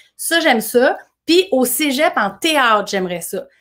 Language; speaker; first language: French; native; French